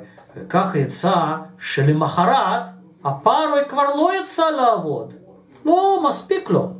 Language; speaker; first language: Hebrew; non-native, fluent; Russian